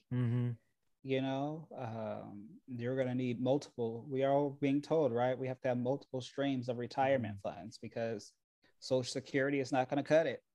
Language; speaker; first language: English; native; English